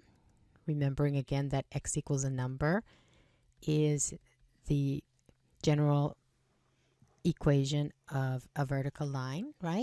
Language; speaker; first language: English; native; English